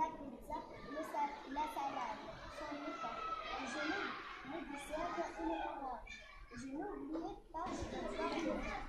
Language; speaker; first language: French; non-native, learner; Arabic